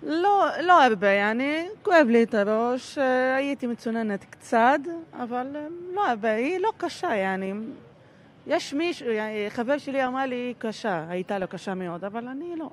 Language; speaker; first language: Hebrew; non-native, local second language; Arabic